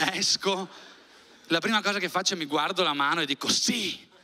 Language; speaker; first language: Italian; early bilingual, other home language; Albanian